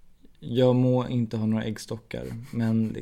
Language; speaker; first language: Swedish; native; Swedish